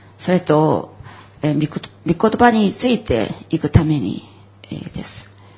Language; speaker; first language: Japanese; non-native, fluent; Korean